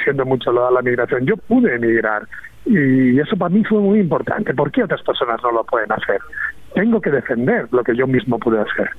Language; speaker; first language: Spanish; native; Spanish